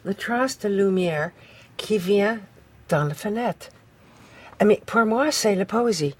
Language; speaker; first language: French; non-native, fluent; English